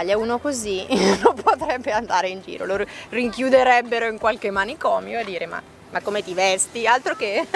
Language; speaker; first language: Italian; native; Italian